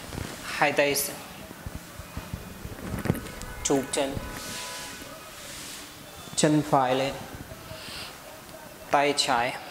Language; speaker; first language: Vietnamese; non-native, learner; Hindi